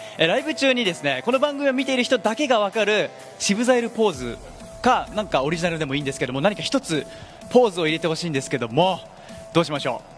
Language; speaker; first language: Japanese; native; Japanese